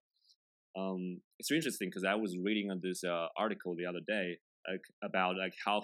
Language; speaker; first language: English; non-native, fluent; Chinese